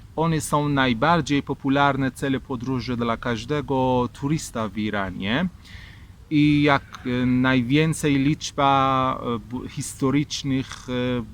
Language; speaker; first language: Polish; non-native, fluent; Persian